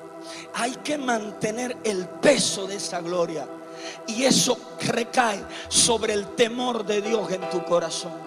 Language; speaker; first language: Spanish; native; Spanish